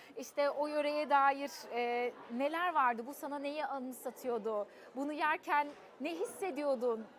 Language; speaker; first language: Turkish; early bilingual, heritage; Turkish